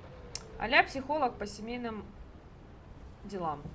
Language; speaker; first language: Russian; native; Russian